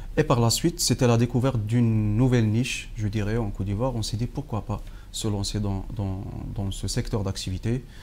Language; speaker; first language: French; non-native, local second language; Arabic